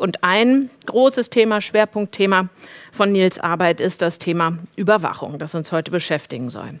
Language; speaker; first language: German; native; German